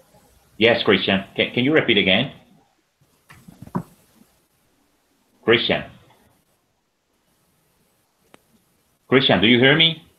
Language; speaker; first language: English; non-native, fluent; Spanish